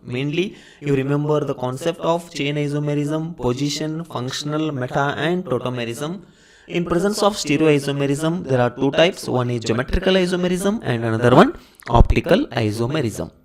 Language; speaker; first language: English; non-native, local second language; Kannada